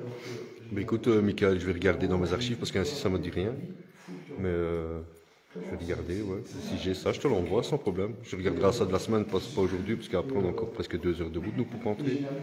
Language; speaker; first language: French; native; French